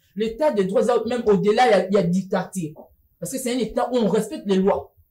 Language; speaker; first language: French; non-native, local second language; Lingala